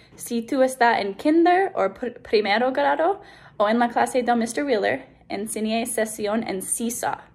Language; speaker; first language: Spanish; non-native, learner; English